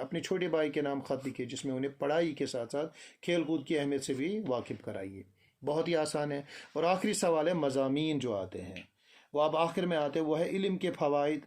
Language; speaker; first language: Urdu; non-native, local second language; Kashmiri